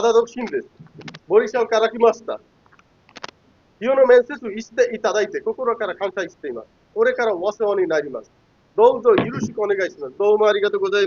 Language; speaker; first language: Japanese; non-native, learner; Bangla